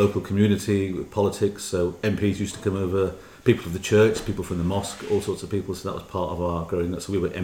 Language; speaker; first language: English; native; English